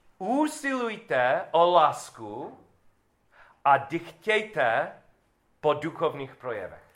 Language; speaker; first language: Czech; non-native, learner; English